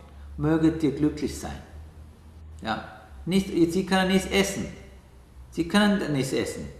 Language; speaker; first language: German; non-native, learner; Sinhala